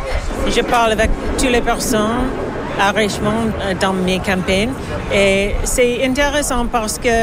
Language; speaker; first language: French; non-native, learner; English